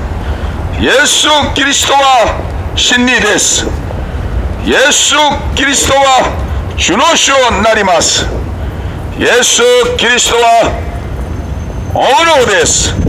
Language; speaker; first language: Japanese; non-native, learner; Korean